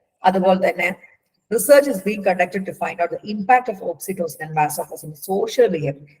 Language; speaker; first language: English; non-native, local second language; Malayalam